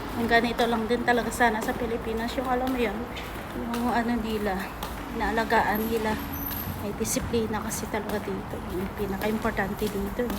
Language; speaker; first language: Filipino; native; Filipino